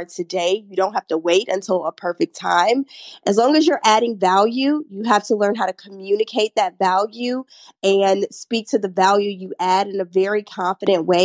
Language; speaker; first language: English; native; English